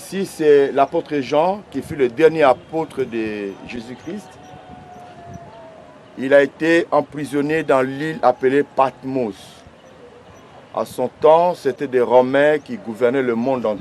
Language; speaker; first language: French; non-native, local second language; Lingala